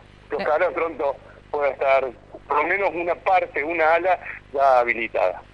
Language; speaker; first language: Spanish; native; Spanish